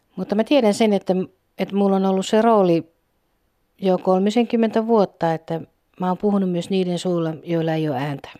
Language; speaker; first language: Finnish; native; Finnish